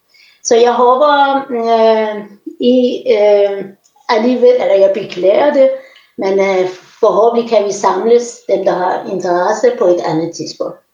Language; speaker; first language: Danish; non-native, fluent; Persian